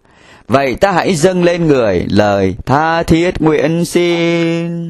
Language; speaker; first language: Vietnamese; native; Vietnamese